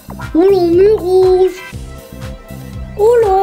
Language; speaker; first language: Spanish; native; Spanish